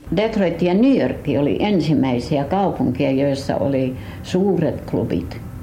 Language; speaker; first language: Finnish; early bilingual, heritage; Finnish